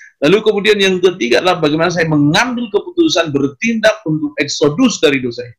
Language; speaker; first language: Indonesian; native; Indonesian